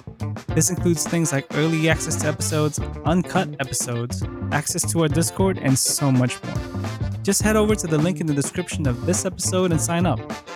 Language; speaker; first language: English; non-native, local second language; Filipino